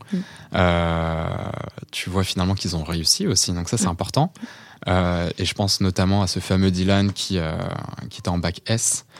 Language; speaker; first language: French; early bilingual, other home language; Portuguese